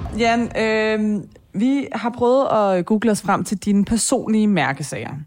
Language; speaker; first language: Danish; early bilingual, other home language; Persian